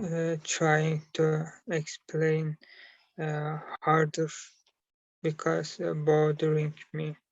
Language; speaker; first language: English; non-native, learner; Turkish